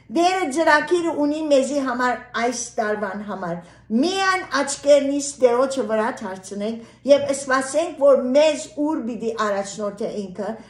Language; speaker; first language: Armenian; early bilingual, heritage; Armenian